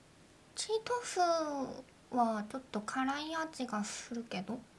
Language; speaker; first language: Japanese; non-native, learner; Korean